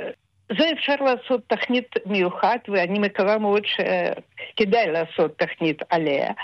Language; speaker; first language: Hebrew; non-native, fluent; Russian